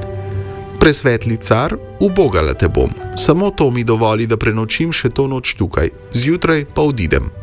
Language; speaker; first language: Slovenian; native; Slovenian